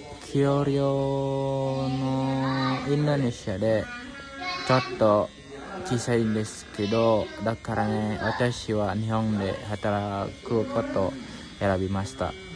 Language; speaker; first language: Japanese; non-native, learner; Indonesian